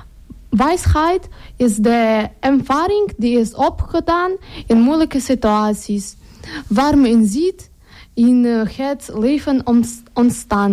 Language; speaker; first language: Dutch; non-native, learner; Ukrainian